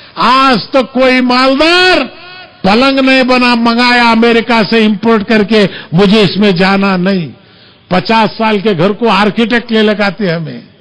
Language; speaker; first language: Urdu; native; Urdu